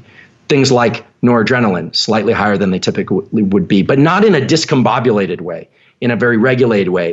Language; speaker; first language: English; native; English